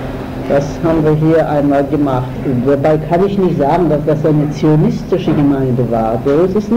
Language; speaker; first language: German; non-native, fluent; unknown